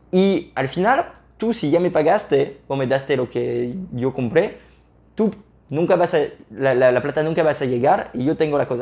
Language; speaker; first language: Spanish; non-native, fluent; French